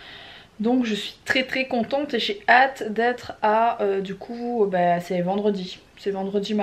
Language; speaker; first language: French; native; French